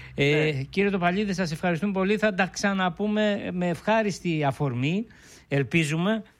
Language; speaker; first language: Greek; native; Greek